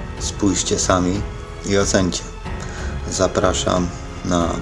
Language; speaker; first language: Polish; native; Polish